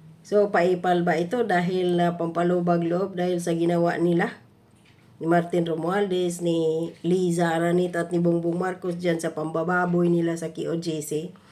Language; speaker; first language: Filipino; non-native, local second language; Cebuano